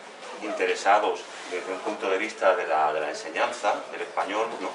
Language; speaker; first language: Spanish; native; Spanish